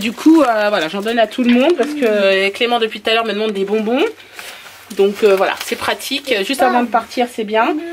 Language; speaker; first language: French; native; French